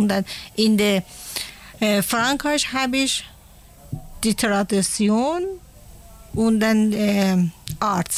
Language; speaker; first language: German; non-native, learner; Persian